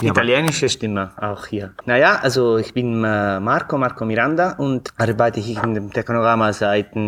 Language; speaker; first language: German; non-native, fluent; Italian